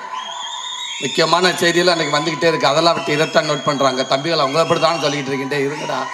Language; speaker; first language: Tamil; native; Tamil